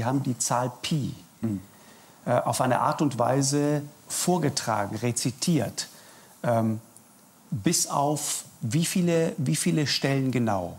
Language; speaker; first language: German; native; German